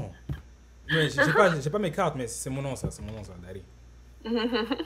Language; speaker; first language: French; native; French